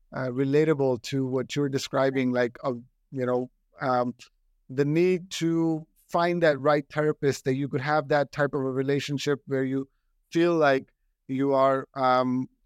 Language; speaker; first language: English; non-native, local second language; Hindi